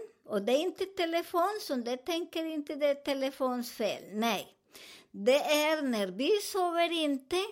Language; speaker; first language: Swedish; non-native, learner; Spanish